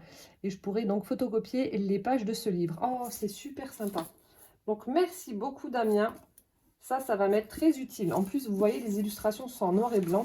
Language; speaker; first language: French; native; French